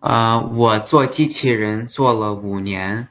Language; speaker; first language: Chinese; early bilingual, heritage; Chinese